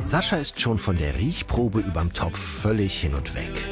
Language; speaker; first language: German; native; German